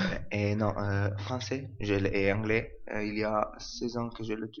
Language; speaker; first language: French; non-native, learner; Italian